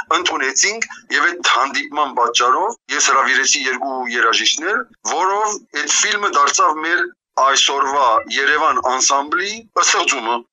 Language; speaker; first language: Armenian; early bilingual, heritage; Armenian